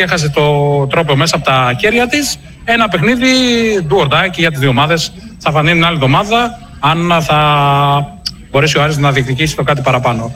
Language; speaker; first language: Greek; native; Greek